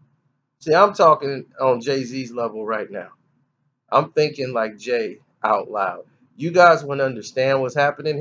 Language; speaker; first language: English; native; English